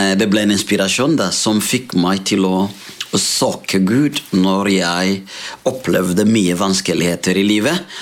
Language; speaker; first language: Norwegian; non-native, fluent; Rundi